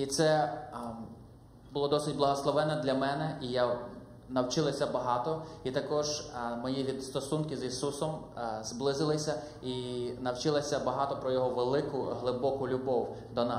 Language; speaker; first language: Ukrainian; early bilingual, heritage; Ukrainian